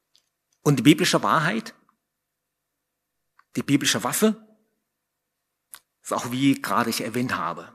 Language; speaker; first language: German; non-native, fluent; Chinese